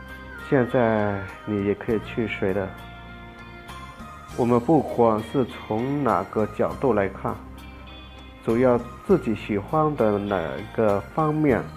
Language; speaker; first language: Chinese; non-native, fluent; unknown